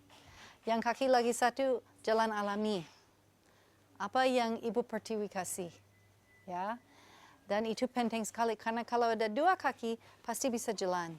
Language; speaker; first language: Indonesian; non-native, fluent; English